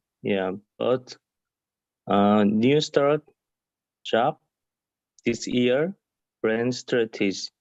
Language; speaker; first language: English; non-native, learner; Korean